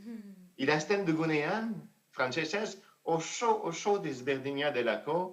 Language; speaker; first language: Basque; non-native, fluent; French